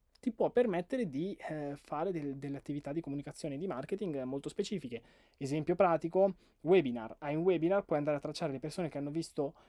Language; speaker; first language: Italian; native; Italian